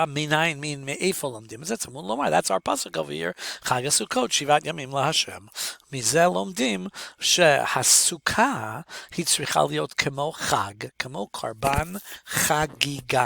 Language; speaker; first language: Hebrew; non-native, fluent; English